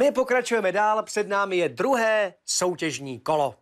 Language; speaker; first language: Czech; native; Czech